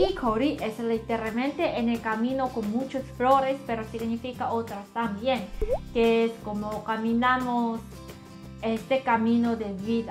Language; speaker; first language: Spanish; non-native, learner; Korean